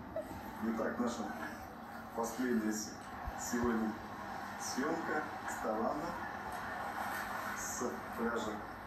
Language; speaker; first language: Russian; native; Russian